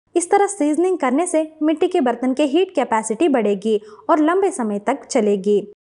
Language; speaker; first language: Hindi; non-native, local second language; Kannada